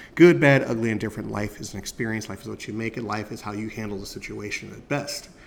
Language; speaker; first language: English; native; English